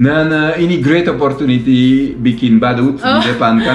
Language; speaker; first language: Indonesian; non-native, learner; French